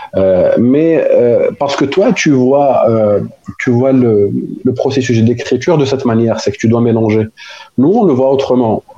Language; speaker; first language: French; non-native, local second language; Arabic